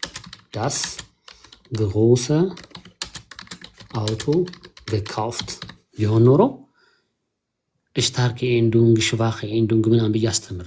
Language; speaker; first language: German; non-native, fluent; Amharic